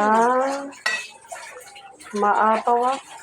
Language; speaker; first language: Filipino; native; Filipino